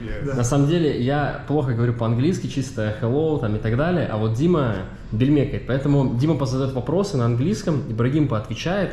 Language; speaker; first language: Russian; native; Russian